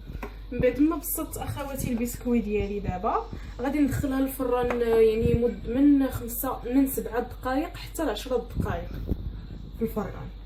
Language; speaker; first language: Arabic; native; Arabic